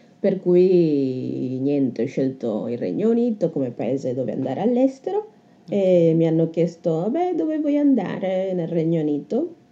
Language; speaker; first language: Italian; native; Italian